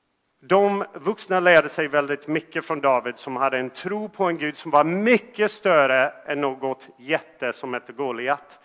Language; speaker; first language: Swedish; non-native, fluent; English